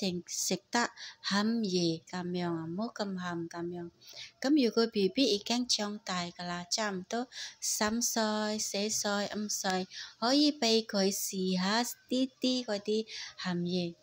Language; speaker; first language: Cantonese; non-native, fluent; Indonesian